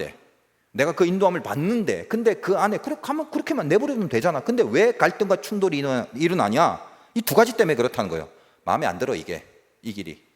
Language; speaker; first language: Korean; native; Korean